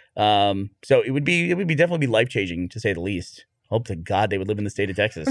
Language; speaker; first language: English; native; English